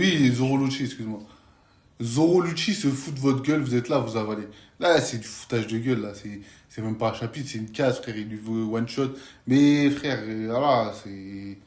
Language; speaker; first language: French; native; French